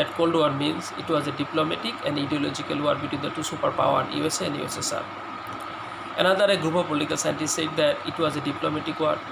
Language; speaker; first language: English; non-native, local second language; Assamese